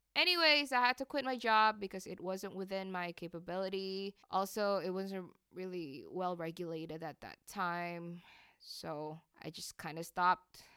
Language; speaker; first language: English; non-native, fluent; Indonesian